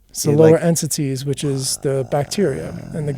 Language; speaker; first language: English; native; English